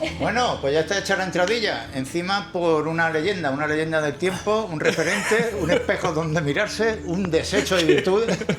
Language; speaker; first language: Spanish; native; Spanish